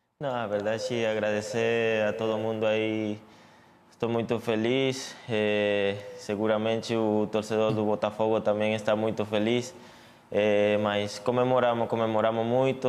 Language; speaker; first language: Portuguese; non-native, learner; Spanish